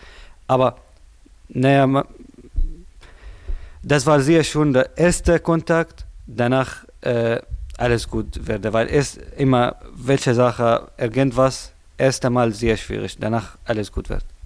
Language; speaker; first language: German; non-native, learner; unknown